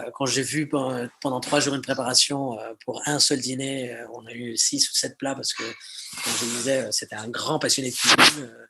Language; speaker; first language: French; early bilingual, heritage; French